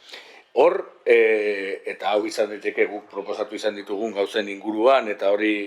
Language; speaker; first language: Basque; native; Basque